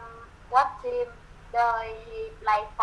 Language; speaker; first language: English; non-native, learner; Vietnamese